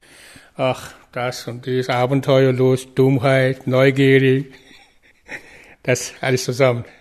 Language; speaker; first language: German; non-native, learner; Mongolian